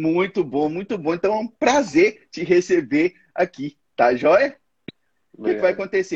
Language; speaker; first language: Portuguese; native; Portuguese